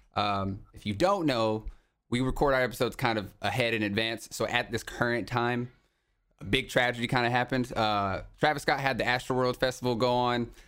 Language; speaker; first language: English; native; English